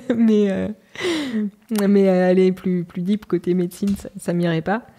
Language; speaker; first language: French; native; French